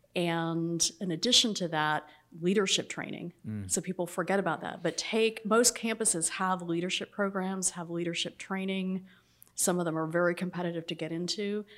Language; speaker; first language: English; native; English